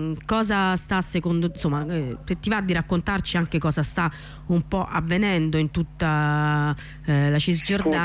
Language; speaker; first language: Italian; native; Italian